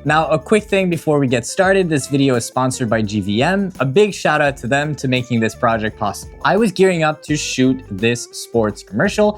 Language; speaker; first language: English; native; English